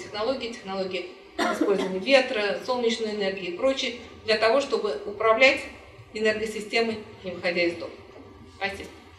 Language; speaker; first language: Russian; native; Russian